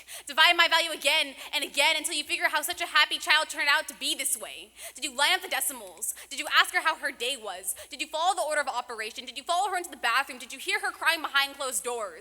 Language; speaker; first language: English; native; English